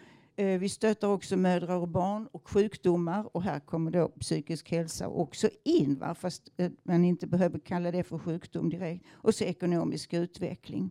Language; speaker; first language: Swedish; native; Swedish